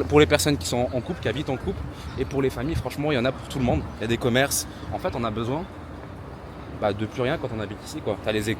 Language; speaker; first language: French; native; French